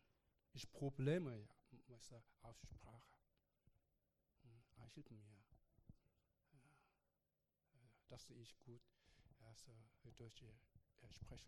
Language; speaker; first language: German; non-native, learner; Korean